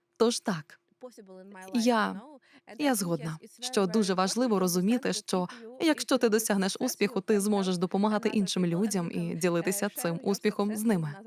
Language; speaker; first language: Ukrainian; native; Ukrainian